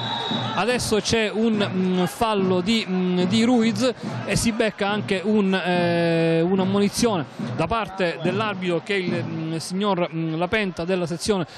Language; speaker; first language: Italian; native; Italian